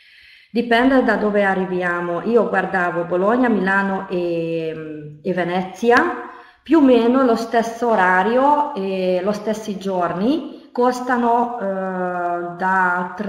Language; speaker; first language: Italian; non-native, fluent; Hungarian